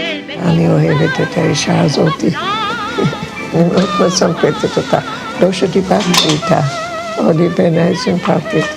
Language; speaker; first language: Hebrew; non-native, fluent; German